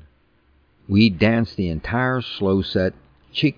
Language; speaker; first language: English; native; English